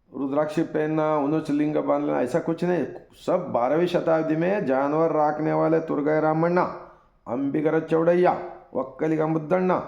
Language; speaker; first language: Hindi; non-native, local second language; Kannada